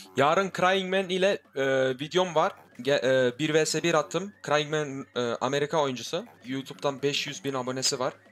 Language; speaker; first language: Turkish; early bilingual, heritage; Turkish